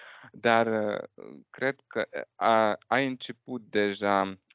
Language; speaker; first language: Romanian; non-native, fluent; Russian